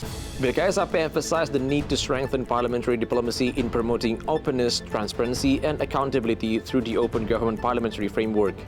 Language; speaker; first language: English; non-native, fluent; Indonesian